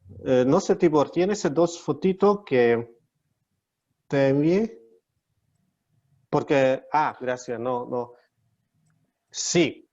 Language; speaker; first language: Spanish; non-native, learner; Hungarian